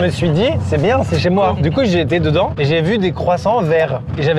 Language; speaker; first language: French; native; French